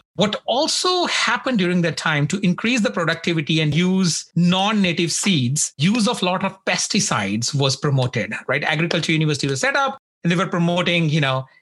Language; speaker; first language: English; non-native, local second language; Punjabi